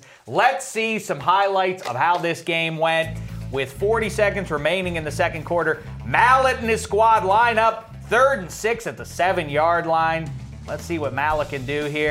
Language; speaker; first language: English; native; English